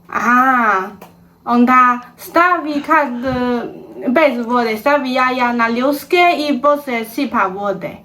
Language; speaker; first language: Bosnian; non-native, learner; Chinese